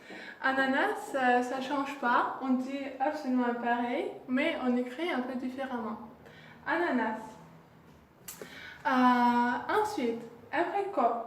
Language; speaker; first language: French; non-native, fluent; Russian